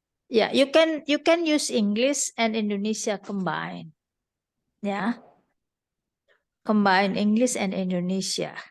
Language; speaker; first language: English; non-native, fluent; Indonesian